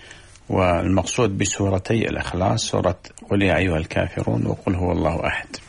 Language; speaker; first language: Arabic; native; Arabic